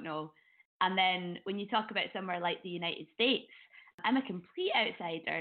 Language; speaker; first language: English; native; English